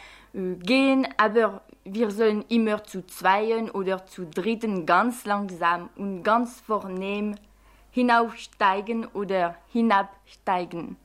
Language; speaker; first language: German; non-native, fluent; French